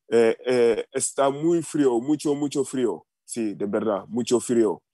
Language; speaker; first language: Spanish; non-native, fluent; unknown